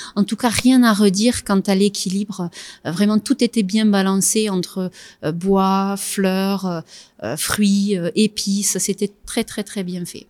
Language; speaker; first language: French; native; French